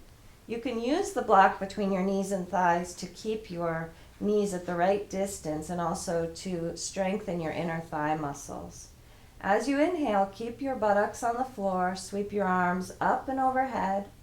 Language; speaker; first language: English; native; English